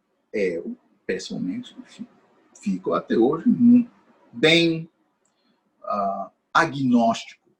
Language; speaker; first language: Portuguese; non-native, fluent; English